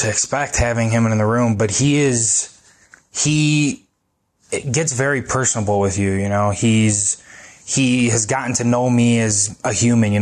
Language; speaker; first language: English; native; English